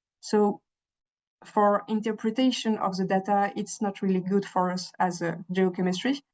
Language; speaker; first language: English; non-native, fluent; French